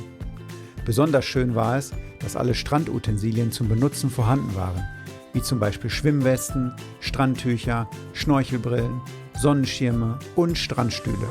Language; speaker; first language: German; native; German